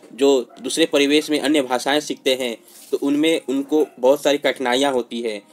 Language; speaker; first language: Hindi; non-native, local second language; Bhojpuri